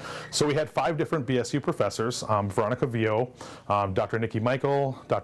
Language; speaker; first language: English; native; English